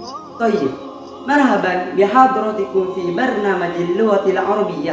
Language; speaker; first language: Arabic; non-native, learner; Indonesian